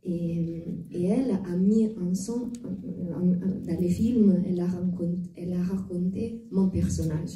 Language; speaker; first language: French; non-native, fluent; Italian